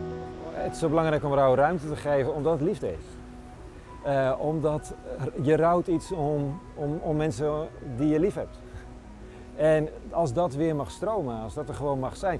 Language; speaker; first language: Dutch; native; Dutch